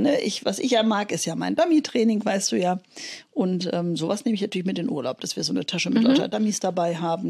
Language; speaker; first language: German; native; German